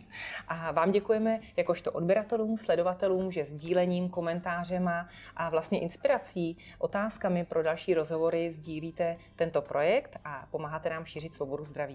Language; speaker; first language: Czech; native; Czech